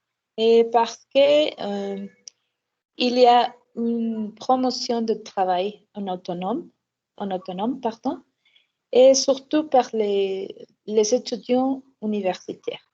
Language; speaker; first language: French; non-native, learner; Spanish